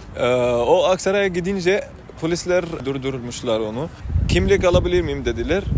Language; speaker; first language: Turkish; non-native, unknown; Arabic